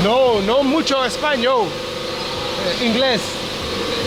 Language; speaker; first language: Spanish; non-native, learner; English